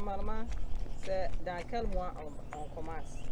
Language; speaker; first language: French; non-native, learner; English